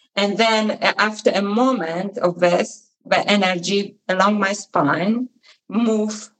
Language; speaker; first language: English; non-native, fluent; Polish